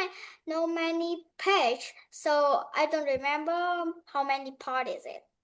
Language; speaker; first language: English; non-native, learner; Vietnamese